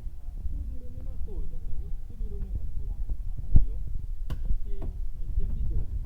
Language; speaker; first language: Portuguese; non-native, learner; Haitian Creole